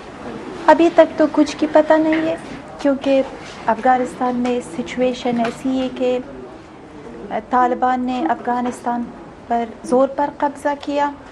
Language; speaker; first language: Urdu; non-native, learner; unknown